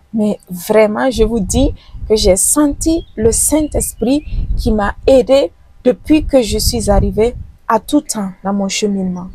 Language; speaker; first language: French; native; French